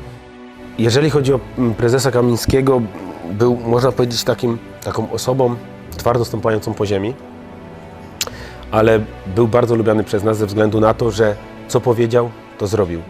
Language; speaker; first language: Polish; native; Polish